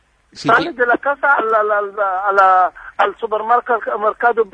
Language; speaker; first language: Spanish; non-native, fluent; Arabic